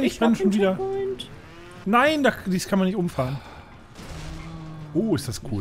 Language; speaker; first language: German; native; German